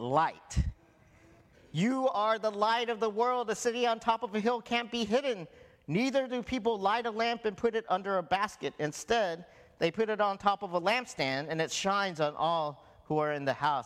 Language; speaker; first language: English; native; English